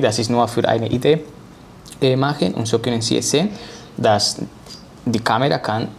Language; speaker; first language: German; non-native, learner; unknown